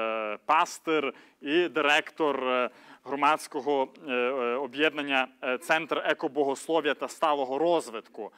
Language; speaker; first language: Ukrainian; native; Ukrainian